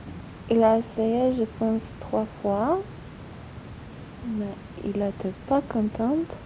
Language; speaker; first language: French; non-native, learner; Polish